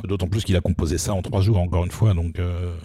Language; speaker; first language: French; native; French